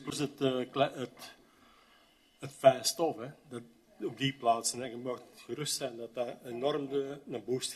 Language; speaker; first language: Dutch; native; Dutch